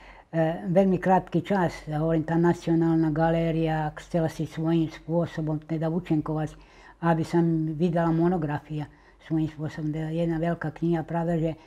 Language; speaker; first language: Slovak; native; Slovak